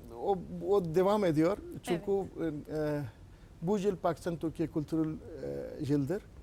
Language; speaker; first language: Turkish; non-native, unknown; Urdu